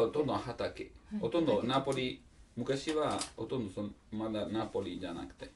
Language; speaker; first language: Japanese; non-native, learner; Italian